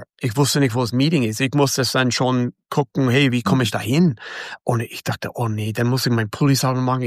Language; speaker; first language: German; non-native, fluent; English